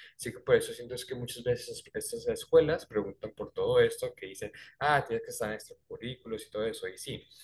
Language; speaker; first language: Spanish; early bilingual, heritage; Spanish